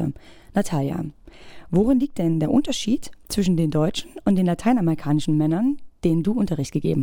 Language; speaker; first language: German; native; German